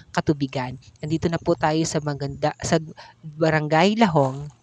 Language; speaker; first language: Filipino; non-native, local second language; Bikol